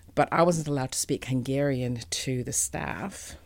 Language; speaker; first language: English; native; English